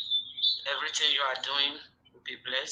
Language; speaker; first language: English; non-native, local second language; Bini